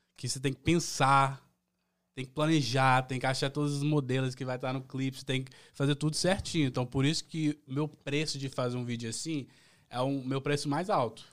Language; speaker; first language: Portuguese; early bilingual, heritage; Portuguese